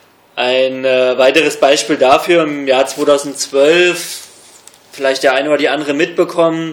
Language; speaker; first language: German; native; German